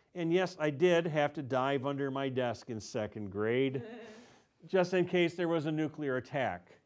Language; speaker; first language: English; native; English